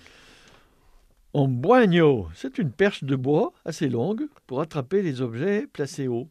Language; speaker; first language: French; native; French